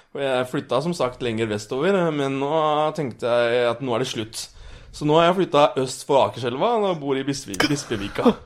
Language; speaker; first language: Norwegian; early bilingual, other home language; Urdu